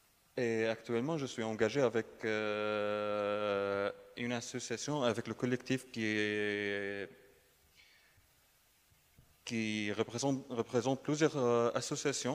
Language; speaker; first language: French; non-native, fluent; Arabic